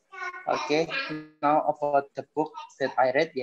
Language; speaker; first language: English; non-native, learner; Indonesian